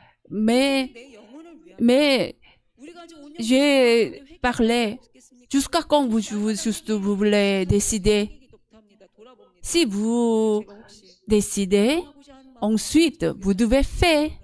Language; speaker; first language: French; non-native, learner; Korean